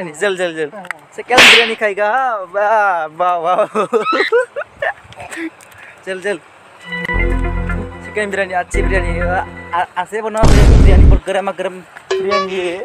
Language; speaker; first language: Hindi; non-native, local second language; Bodo